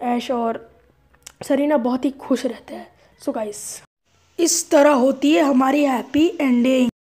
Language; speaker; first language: Hindi; native; Hindi